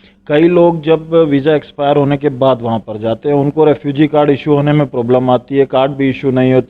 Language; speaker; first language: Hindi; native; Hindi